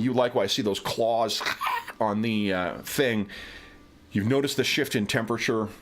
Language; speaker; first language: English; native; English